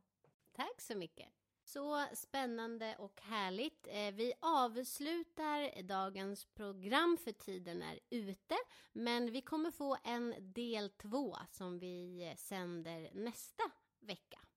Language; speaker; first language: Swedish; native; Swedish